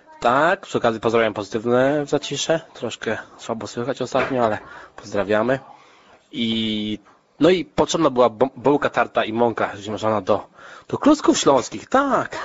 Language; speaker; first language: Polish; native; Polish